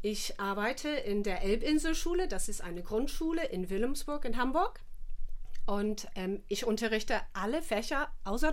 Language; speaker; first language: German; non-native, fluent; English